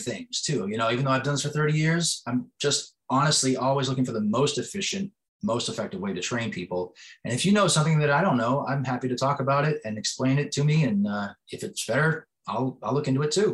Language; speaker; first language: English; native; English